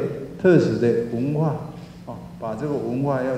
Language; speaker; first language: Chinese; non-native, local second language; Min Nan Chinese